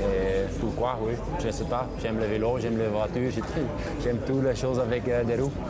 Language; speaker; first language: French; non-native, local second language; Dutch